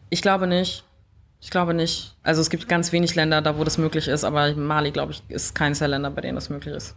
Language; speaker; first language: German; early bilingual, other home language; French